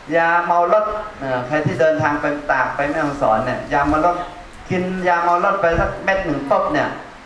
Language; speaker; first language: Thai; non-native, fluent; Chinese